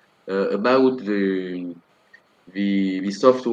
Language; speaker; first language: English; non-native, learner; French